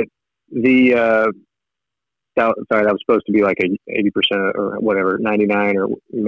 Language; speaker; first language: English; native; English